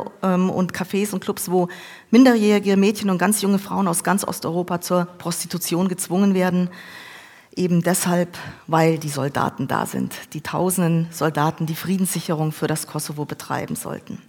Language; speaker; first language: German; native; German